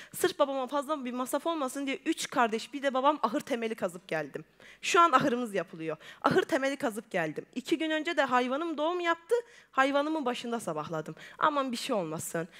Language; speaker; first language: Turkish; native; Turkish